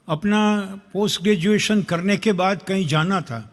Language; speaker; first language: Hindi; non-native, local second language; Gujarati